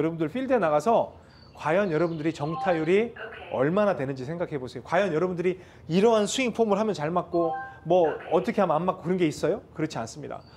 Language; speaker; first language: Korean; native; Korean